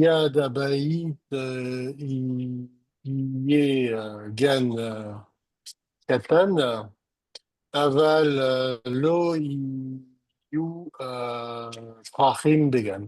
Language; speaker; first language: Hebrew; non-native, learner; French